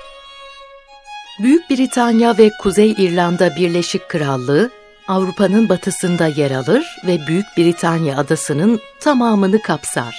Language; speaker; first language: Turkish; native; Turkish